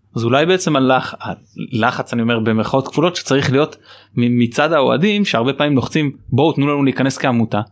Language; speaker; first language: Hebrew; native; Hebrew